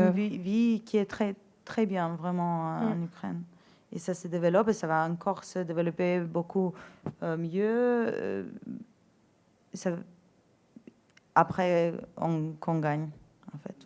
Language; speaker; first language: French; non-native, fluent; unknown